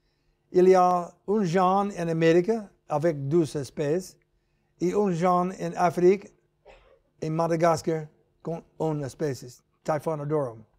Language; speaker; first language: French; non-native, learner; English